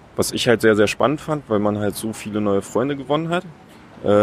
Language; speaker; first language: German; native; German